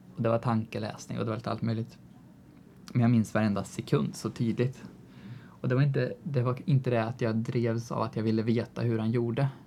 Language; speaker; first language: Swedish; native; Swedish